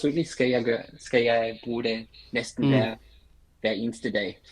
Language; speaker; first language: Danish; non-native, fluent; English